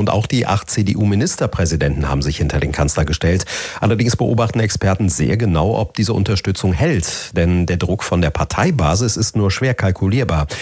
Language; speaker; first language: German; native; German